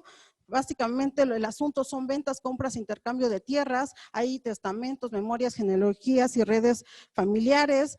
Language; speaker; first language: Spanish; native; Spanish